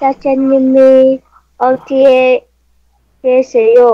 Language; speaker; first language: Korean; non-native, learner; Vietnamese